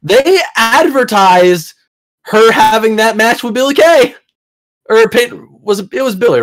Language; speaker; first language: English; native; English